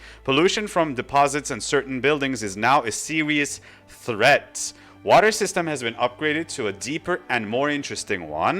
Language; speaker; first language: English; non-native, fluent; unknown